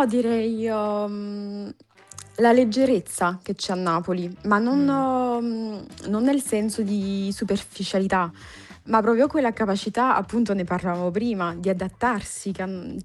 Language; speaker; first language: Italian; non-native, fluent; French